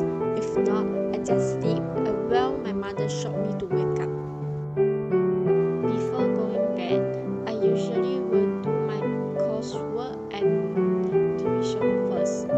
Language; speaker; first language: English; non-native, learner; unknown